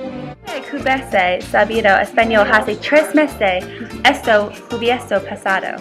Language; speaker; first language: Spanish; non-native, learner; English